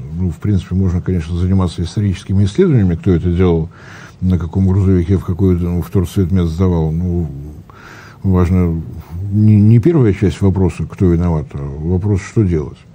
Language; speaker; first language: Russian; native; Russian